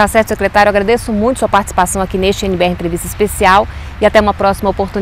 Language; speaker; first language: Portuguese; native; Portuguese